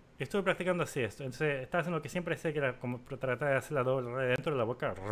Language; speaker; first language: Spanish; non-native, fluent; Korean